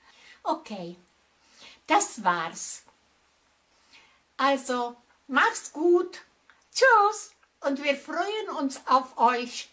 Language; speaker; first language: German; non-native, fluent; Czech